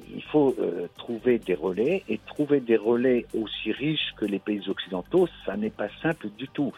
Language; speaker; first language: French; native; French